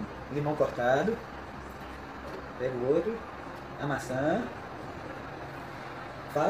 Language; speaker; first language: Portuguese; native; Portuguese